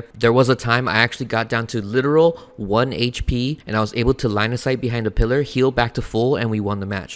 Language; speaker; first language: English; native; English